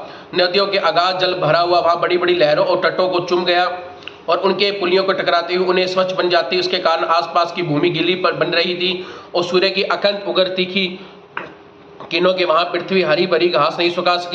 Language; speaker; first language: Hindi; native; Hindi